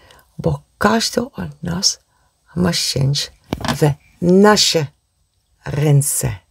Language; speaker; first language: Polish; non-native, learner; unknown